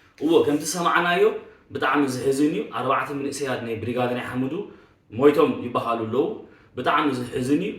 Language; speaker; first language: Tigrinya; early bilingual, heritage; Tigrinya